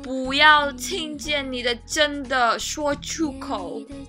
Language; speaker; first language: Chinese; non-native, learner; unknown